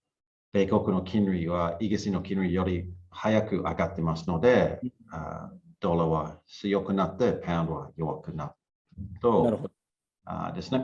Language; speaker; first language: Japanese; non-native, learner; English